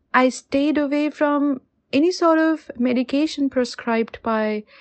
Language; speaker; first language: English; non-native, local second language; Hindi